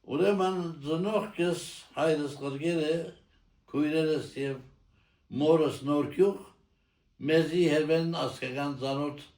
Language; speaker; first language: Armenian; native; Armenian